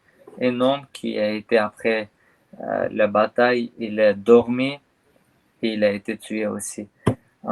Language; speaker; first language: French; non-native, learner; Armenian